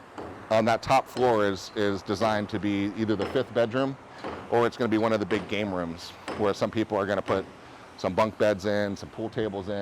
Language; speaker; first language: English; native; English